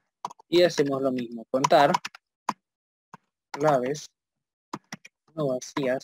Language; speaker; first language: Spanish; native; Spanish